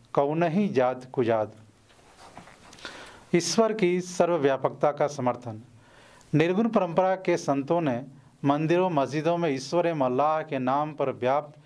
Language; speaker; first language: Hindi; native; Hindi